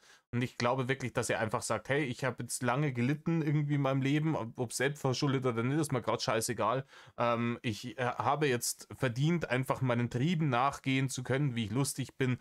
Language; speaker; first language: German; native; German